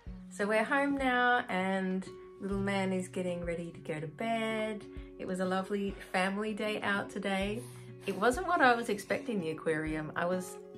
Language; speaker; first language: English; native; English